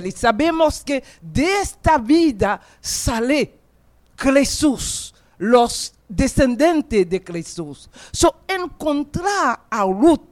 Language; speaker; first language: Spanish; non-native, fluent; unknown